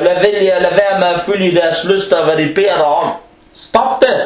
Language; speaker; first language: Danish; non-native, fluent; Arabic